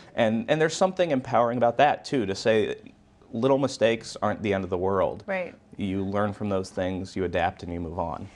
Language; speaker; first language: English; native; English